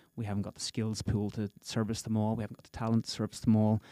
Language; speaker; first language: English; native; English